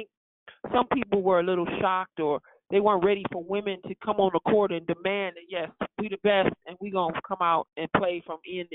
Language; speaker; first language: English; native; English